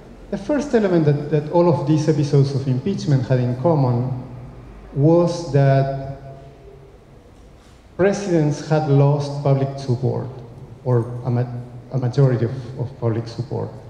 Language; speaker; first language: English; non-native, fluent; Spanish